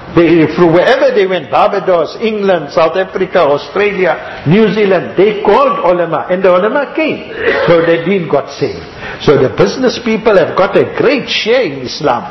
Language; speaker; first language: English; native; English